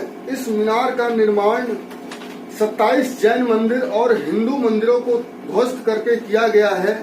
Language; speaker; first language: Hindi; native; Hindi